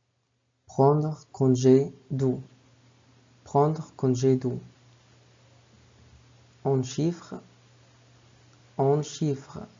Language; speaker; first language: French; non-native, fluent; Arabic